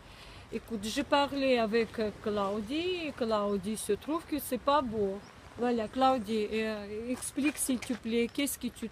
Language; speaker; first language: French; non-native, learner; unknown